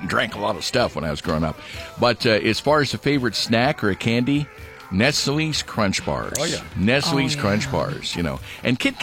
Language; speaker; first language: English; native; English